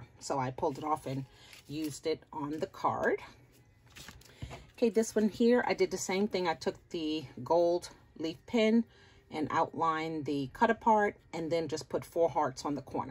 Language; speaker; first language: English; native; English